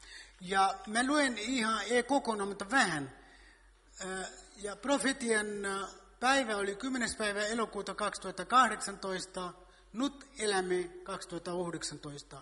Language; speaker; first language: Finnish; non-native, fluent; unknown